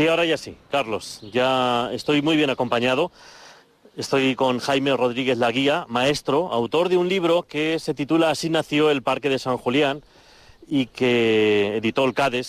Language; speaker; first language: Spanish; native; Spanish